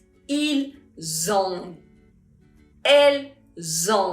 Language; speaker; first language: French; non-native, fluent; Spanish